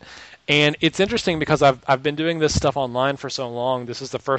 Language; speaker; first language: English; native; English